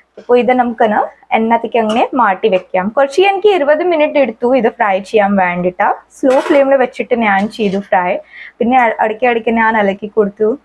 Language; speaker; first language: Malayalam; non-native, local second language; Hindi